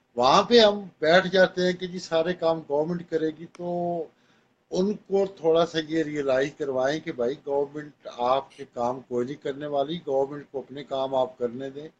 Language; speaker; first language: Urdu; non-native, local second language; Punjabi